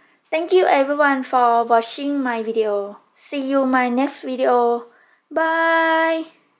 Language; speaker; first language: English; non-native, learner; Thai